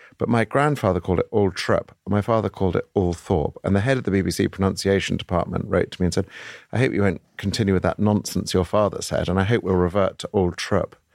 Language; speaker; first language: English; native; English